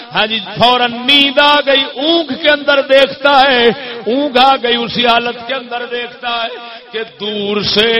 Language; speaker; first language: Urdu; non-native, local second language; Punjabi